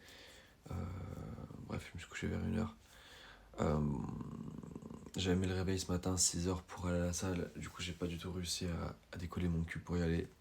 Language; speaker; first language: French; native; French